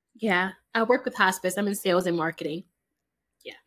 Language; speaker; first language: English; native; English